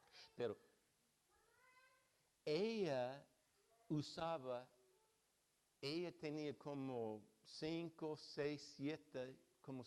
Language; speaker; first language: Spanish; non-native, fluent; English